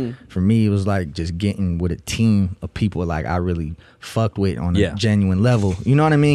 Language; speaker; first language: English; non-native, fluent; Russian